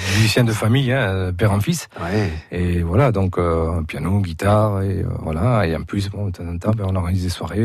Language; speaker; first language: French; non-native, fluent; Spanish